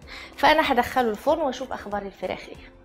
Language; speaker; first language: Arabic; native; Arabic